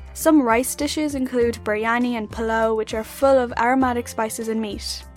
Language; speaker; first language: English; native; English